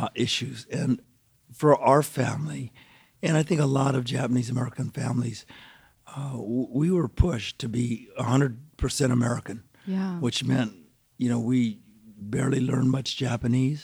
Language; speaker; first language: English; native; English